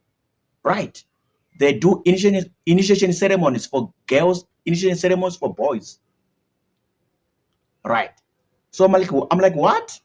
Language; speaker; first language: English; non-native, local second language; Shona